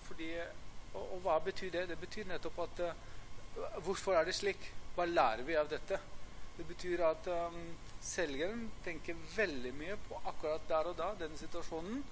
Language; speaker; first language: Norwegian; non-native, fluent; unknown